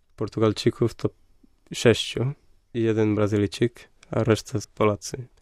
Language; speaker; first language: Polish; non-native, fluent; Portuguese